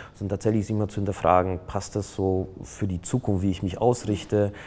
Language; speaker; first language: German; non-native, fluent; Polish